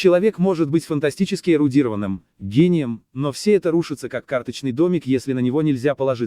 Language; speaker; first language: Russian; native; Russian